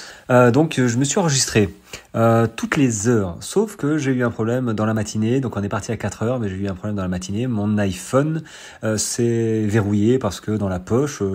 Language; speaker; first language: French; native; French